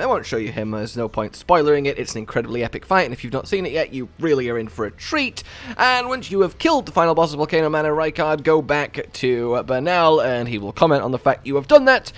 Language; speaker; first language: English; native; English